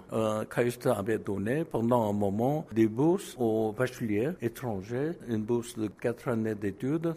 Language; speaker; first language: French; non-native, fluent; Korean